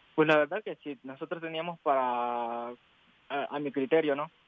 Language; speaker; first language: Spanish; native; Spanish